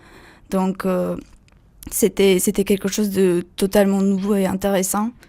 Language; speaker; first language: French; non-native, fluent; Slovak